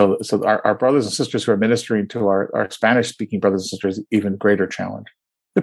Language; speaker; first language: English; native; English